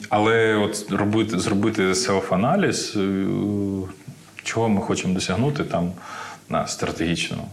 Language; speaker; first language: Ukrainian; native; Ukrainian